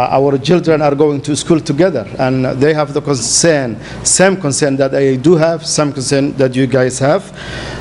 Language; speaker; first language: English; non-native, fluent; Somali